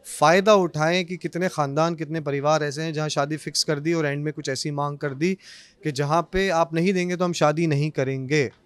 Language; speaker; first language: Hindi; native; Hindi